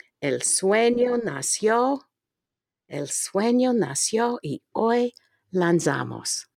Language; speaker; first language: Spanish; non-native, fluent; English